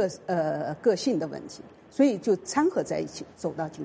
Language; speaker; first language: Chinese; native; Chinese